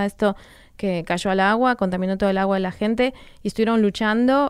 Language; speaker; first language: Spanish; native; Spanish